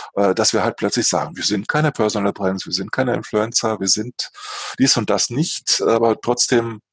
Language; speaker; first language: German; native; German